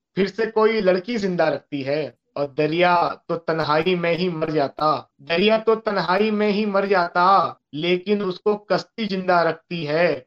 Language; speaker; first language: Hindi; native; Hindi